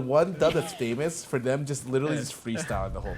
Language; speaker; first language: English; native; English